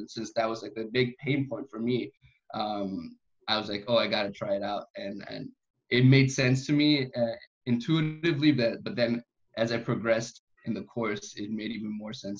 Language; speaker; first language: English; non-native, fluent; German